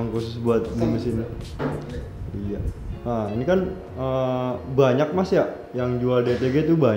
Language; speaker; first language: Indonesian; native; Indonesian